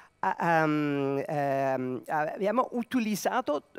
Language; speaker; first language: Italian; non-native, learner; Serbian